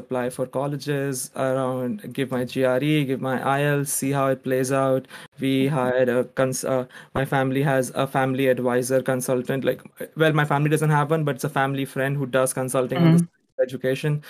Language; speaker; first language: English; non-native, local second language; Gujarati